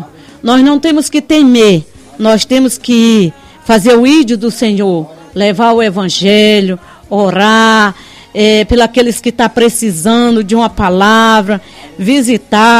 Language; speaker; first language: Portuguese; native; Portuguese